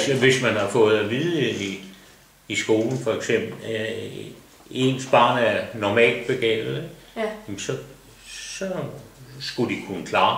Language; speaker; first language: Danish; native; Danish